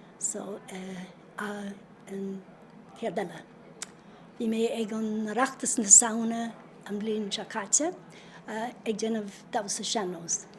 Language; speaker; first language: Irish; non-native, local second language; English